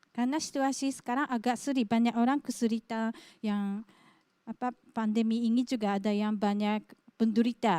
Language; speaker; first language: Indonesian; non-native, fluent; Japanese